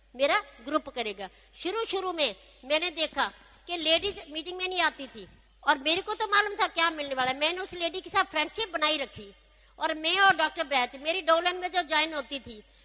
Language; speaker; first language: Hindi; non-native, local second language; Punjabi